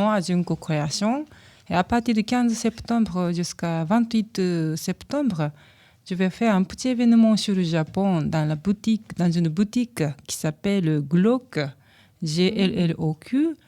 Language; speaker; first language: French; non-native, learner; Japanese